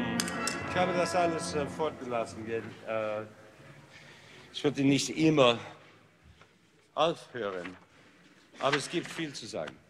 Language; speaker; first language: German; non-native, fluent; English